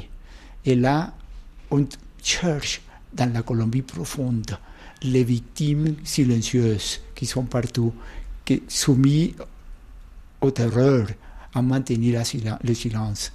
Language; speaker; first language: French; non-native, fluent; Spanish